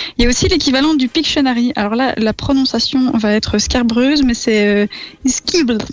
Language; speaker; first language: French; native; French